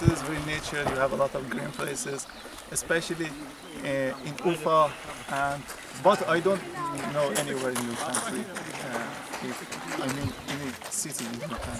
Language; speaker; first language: English; non-native, learner; Persian